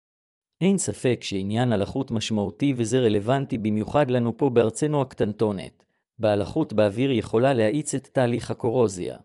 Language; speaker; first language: Hebrew; native; Hebrew